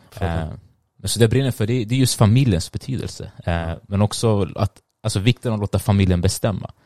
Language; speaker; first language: Swedish; early bilingual, other home language; Tigrinya